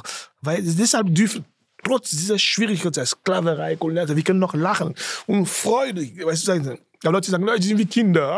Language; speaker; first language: German; non-native, fluent; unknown